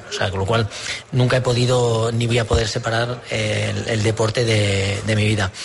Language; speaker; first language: Spanish; native; Spanish